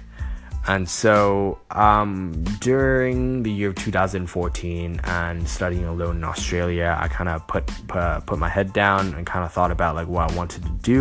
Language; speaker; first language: English; non-native, local second language; Cantonese